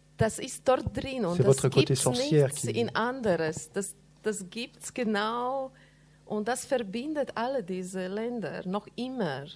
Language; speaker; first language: German; non-native, learner; Latvian